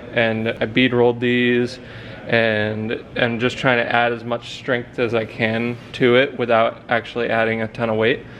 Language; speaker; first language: English; native; English